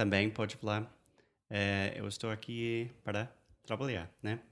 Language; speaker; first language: Portuguese; non-native, fluent; English